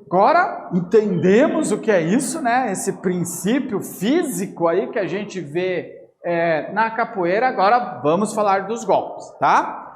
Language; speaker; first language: Portuguese; native; Portuguese